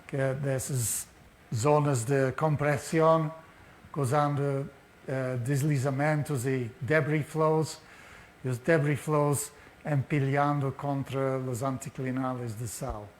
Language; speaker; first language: Portuguese; non-native, learner; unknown